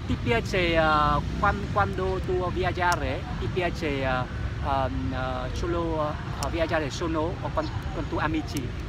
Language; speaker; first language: Italian; non-native, learner; Vietnamese